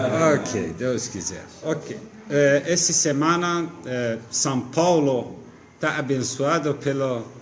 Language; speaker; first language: Portuguese; non-native, fluent; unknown